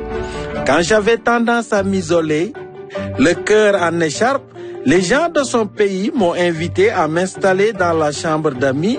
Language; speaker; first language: French; non-native, local second language; Wolof